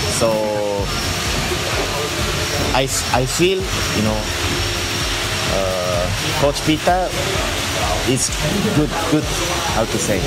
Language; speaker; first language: English; non-native, learner; Japanese